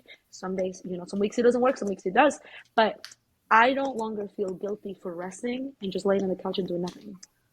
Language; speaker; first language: English; early bilingual, other home language; Spanish